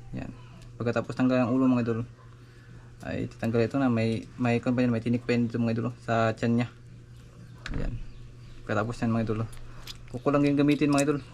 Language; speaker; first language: Filipino; non-native, local second language; Cebuano